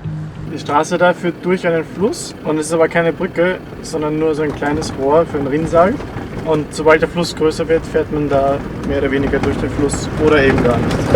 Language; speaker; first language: German; native; German